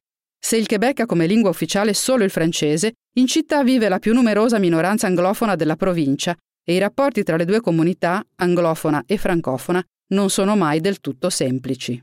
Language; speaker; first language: Italian; native; Italian